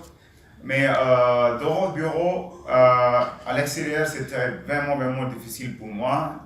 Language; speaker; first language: French; non-native, learner; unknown